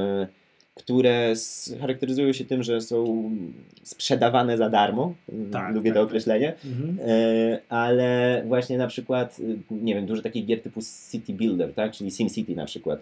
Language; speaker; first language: Polish; native; Polish